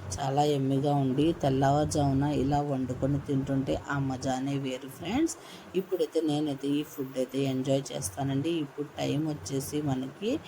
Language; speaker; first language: Telugu; non-native, local second language; Urdu